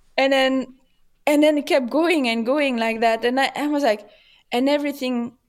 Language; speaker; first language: English; non-native, fluent; French